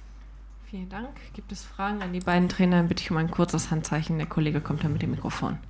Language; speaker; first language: German; native; German